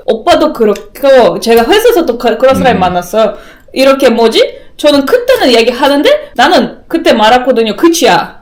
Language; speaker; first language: Korean; non-native, learner; Russian